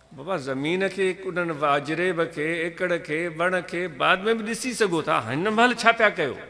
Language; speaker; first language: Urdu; non-native, local second language; Sindhi